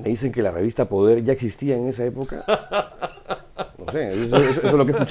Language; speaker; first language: Spanish; native; Spanish